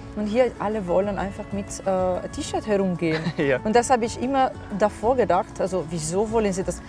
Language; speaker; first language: German; non-native, fluent; Italian